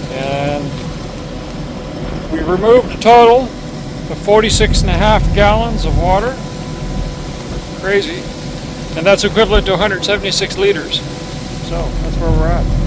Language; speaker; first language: English; native; English